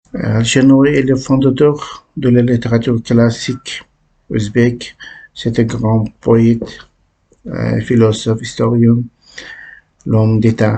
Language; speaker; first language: French; non-native, learner; Uzbek